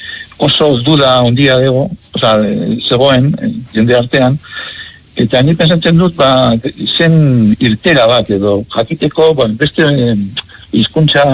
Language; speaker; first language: Basque; non-native, local second language; Spanish